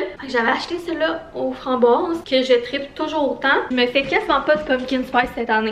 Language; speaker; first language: French; native; French